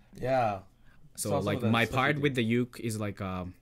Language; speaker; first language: English; non-native, fluent; Japanese